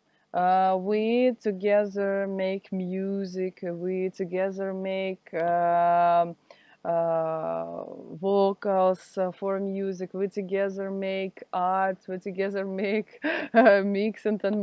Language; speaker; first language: English; non-native, learner; Russian